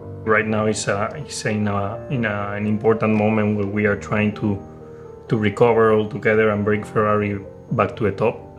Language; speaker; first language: English; non-native, fluent; Spanish